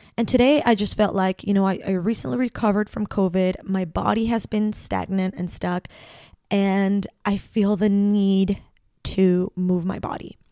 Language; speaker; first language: English; non-native, fluent; Spanish